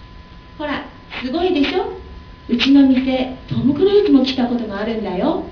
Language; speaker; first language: Japanese; non-native, fluent; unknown